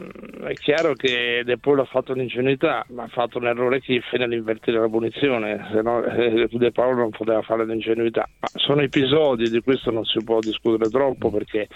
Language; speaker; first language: Italian; native; Italian